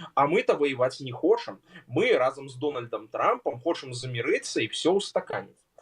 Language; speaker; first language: Belarusian; native; Belarusian